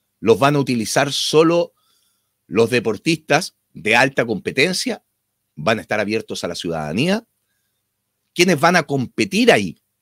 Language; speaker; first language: Spanish; native; Spanish